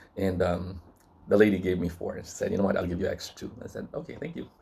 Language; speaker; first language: English; non-native, local second language; Cebuano